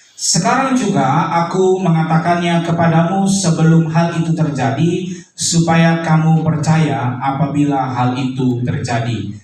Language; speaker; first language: Indonesian; native; Indonesian